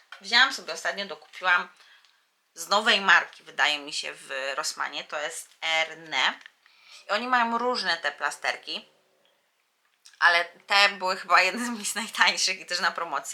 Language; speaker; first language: Polish; native; Polish